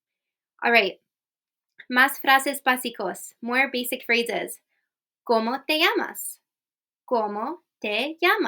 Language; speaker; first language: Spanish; non-native, fluent; English